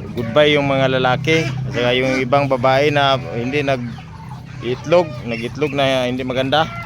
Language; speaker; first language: Filipino; non-native, local second language; Cebuano